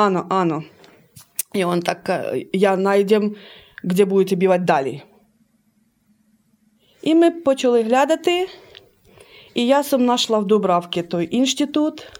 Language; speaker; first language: Ukrainian; early bilingual, heritage; Slovak